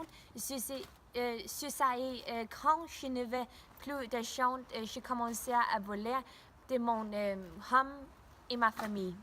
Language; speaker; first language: French; non-native, learner; Danish